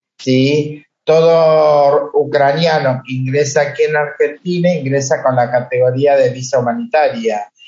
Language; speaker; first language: Spanish; native; Spanish